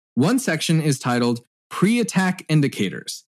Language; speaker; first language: English; native; English